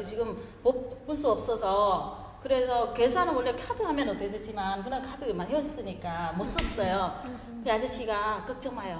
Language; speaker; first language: Korean; non-native, fluent; Vietnamese